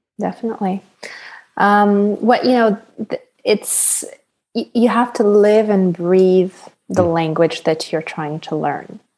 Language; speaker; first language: English; native; English